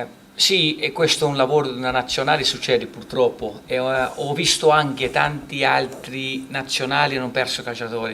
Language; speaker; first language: Italian; non-native, fluent; Portuguese